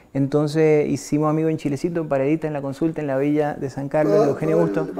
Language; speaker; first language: Spanish; native; Spanish